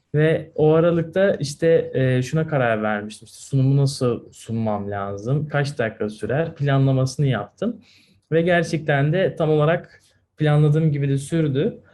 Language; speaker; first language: Turkish; native; Turkish